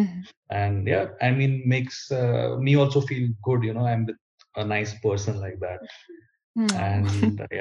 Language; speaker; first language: English; non-native, local second language; Kannada